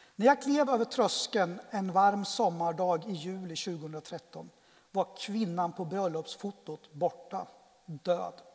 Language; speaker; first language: Swedish; native; Swedish